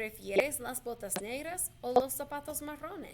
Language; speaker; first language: Spanish; non-native, fluent; English